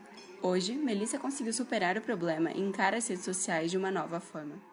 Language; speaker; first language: Portuguese; native; Portuguese